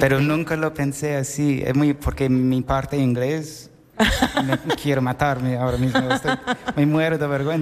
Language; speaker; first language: Spanish; non-native, fluent; Italian